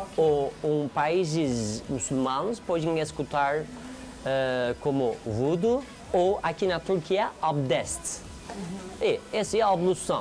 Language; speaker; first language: Portuguese; non-native, learner; Turkish